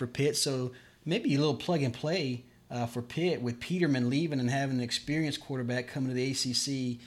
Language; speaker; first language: English; native; English